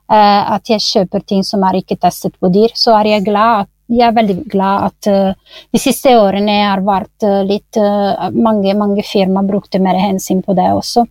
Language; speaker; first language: Norwegian; non-native, fluent; Italian